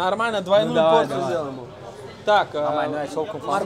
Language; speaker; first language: Russian; native; Russian